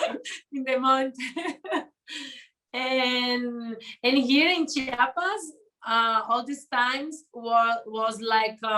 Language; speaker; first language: English; non-native, learner; Portuguese